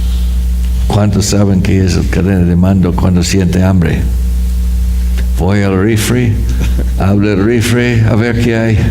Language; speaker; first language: Spanish; non-native, fluent; English